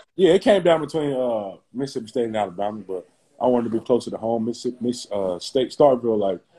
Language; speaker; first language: English; native; English